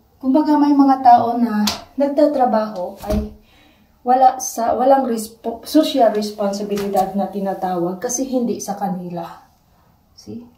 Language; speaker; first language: Filipino; native; Filipino